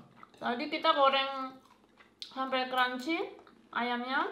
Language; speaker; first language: Indonesian; non-native, fluent; Spanish